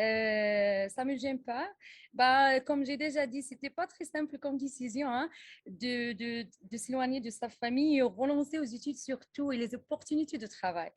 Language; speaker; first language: French; non-native, local second language; Arabic